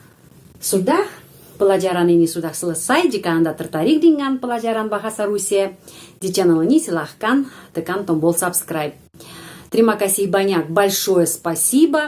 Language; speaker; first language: Indonesian; non-native, fluent; Russian